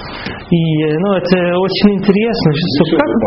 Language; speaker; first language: Russian; non-native, fluent; Dutch